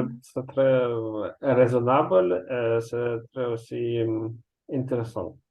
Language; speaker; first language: French; non-native, learner; Russian